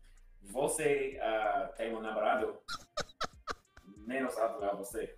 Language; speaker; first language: Portuguese; non-native, learner; English